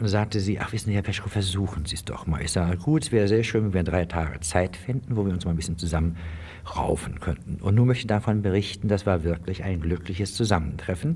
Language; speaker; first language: German; native; German